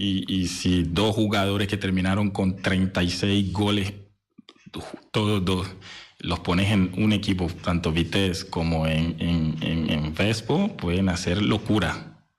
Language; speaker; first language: Spanish; native; Spanish